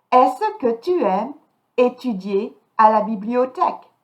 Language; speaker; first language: French; non-native, fluent; English